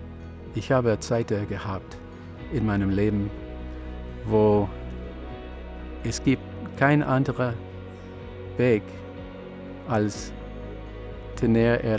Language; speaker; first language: German; non-native, learner; English